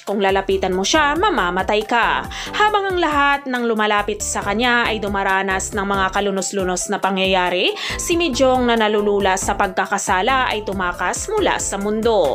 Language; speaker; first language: Filipino; native; Filipino